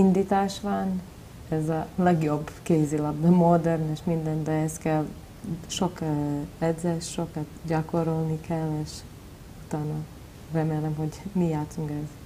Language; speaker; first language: Hungarian; non-native, learner; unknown